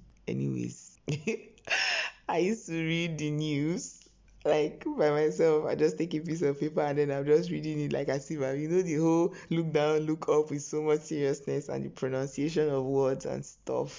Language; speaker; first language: English; non-native, local second language; Igbo